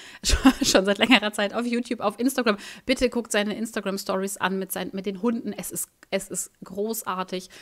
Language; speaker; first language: German; native; German